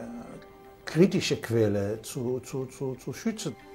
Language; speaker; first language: German; non-native, fluent; Hebrew